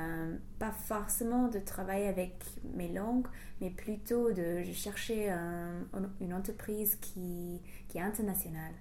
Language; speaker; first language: French; non-native, fluent; English